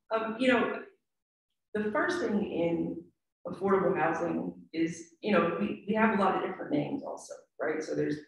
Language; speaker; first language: English; native; English